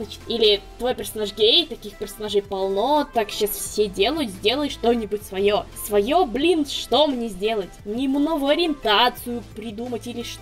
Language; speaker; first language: Russian; native; Russian